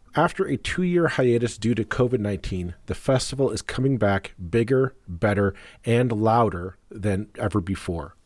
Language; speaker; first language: English; native; English